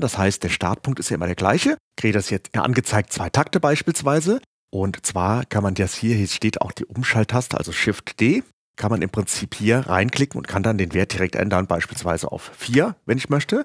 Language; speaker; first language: German; native; German